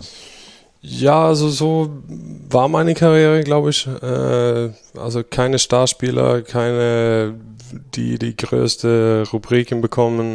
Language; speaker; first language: German; non-native, fluent; Swedish